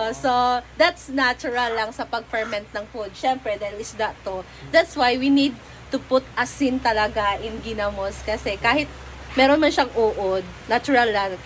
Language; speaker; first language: Filipino; non-native, local second language; Cebuano